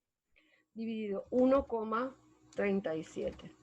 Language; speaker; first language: Spanish; native; Spanish